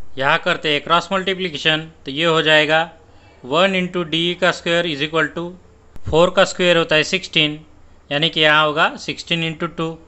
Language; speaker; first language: Hindi; non-native, local second language; Marathi